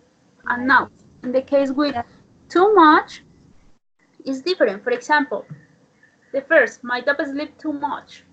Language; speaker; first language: English; non-native, learner; Spanish